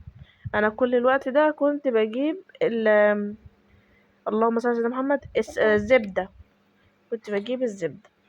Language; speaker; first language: Arabic; native; Arabic